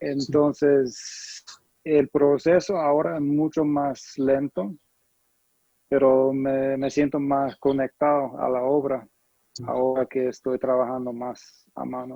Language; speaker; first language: Spanish; non-native, fluent; English